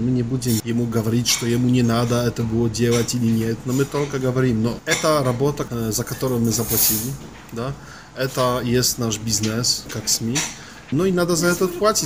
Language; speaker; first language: Russian; non-native, learner; Polish